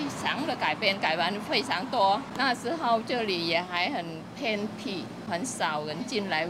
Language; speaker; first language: Chinese; non-native, fluent; Vietnamese